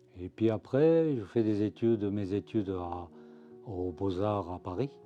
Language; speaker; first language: French; non-native, fluent; Japanese